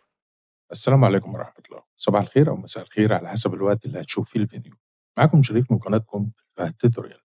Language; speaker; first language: Arabic; native; Arabic